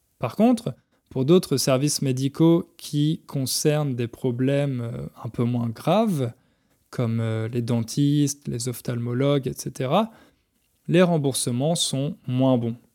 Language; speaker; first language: French; native; French